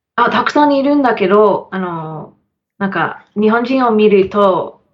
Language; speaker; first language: Japanese; non-native, learner; English